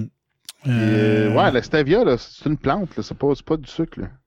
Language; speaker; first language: French; native; French